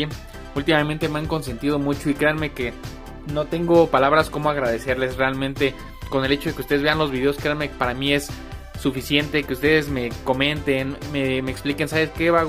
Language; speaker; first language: Spanish; native; Spanish